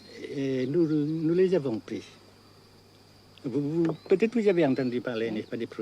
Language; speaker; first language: French; non-native, fluent; Vietnamese